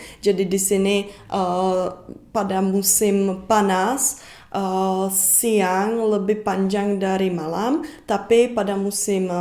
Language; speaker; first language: Indonesian; non-native, fluent; Czech